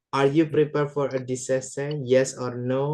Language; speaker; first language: English; non-native, fluent; Indonesian